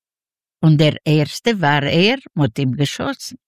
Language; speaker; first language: German; non-native, learner; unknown